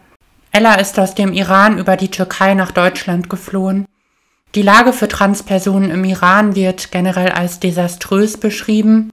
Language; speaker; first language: German; native; German